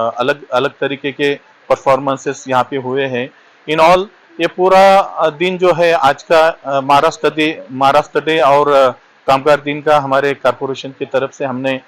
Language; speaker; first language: Hindi; non-native, local second language; Marathi